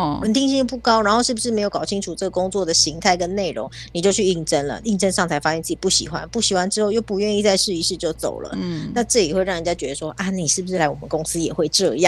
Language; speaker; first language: Chinese; native; Chinese